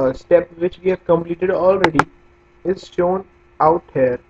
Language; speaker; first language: English; non-native, local second language; Hindi